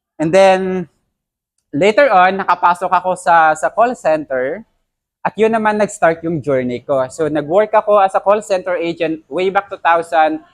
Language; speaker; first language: Filipino; non-native, local second language; Hiligaynon